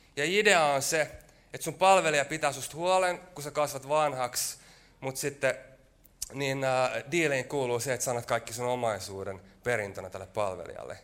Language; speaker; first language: Finnish; native; Finnish